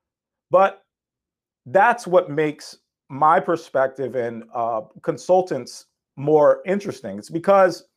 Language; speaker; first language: English; native; English